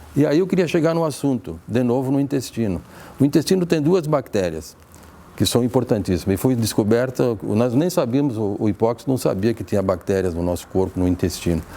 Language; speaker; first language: Portuguese; native; Portuguese